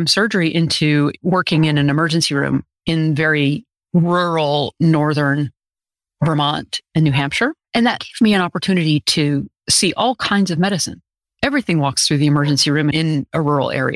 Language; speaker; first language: English; native; English